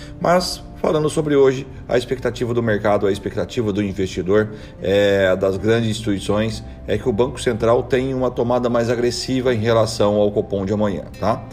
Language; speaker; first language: Portuguese; native; Portuguese